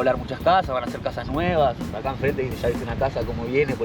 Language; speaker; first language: Spanish; native; Spanish